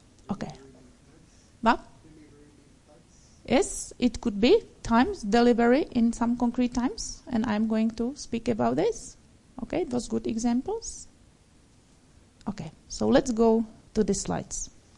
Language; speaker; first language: English; non-native, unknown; Czech